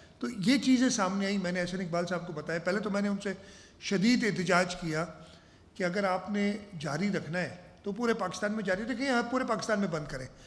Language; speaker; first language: Urdu; non-native, local second language; Sindhi